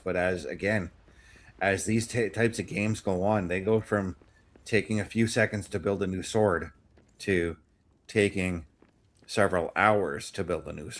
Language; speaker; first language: English; native; English